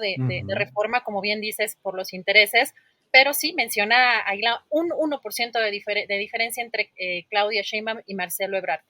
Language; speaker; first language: Spanish; native; Spanish